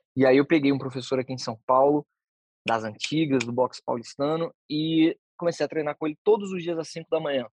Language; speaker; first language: Portuguese; native; Portuguese